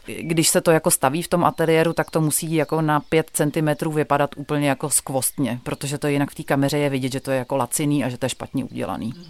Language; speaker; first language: Czech; native; Czech